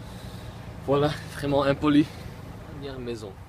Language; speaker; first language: French; non-native, learner; Dutch